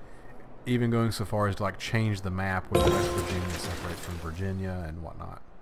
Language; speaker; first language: English; native; English